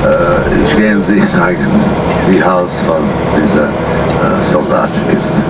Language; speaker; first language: German; non-native, learner; Portuguese